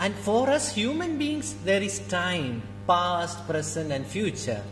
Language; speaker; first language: English; non-native, local second language; Malayalam